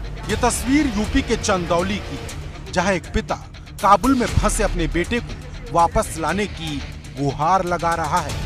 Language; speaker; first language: Hindi; native; Hindi